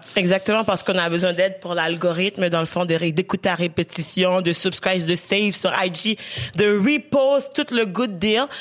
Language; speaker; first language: French; native; French